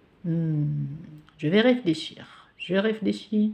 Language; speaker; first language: French; non-native, local second language; Arabic